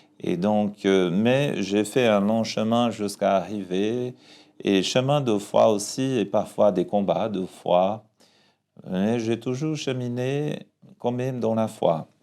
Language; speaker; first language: French; non-native, fluent; Portuguese